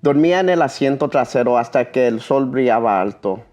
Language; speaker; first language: Spanish; early bilingual, heritage; Spanish